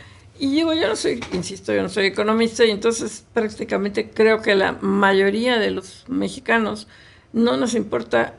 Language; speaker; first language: Spanish; native; Spanish